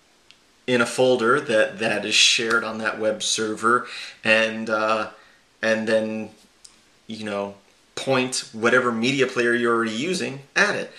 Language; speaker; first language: English; native; English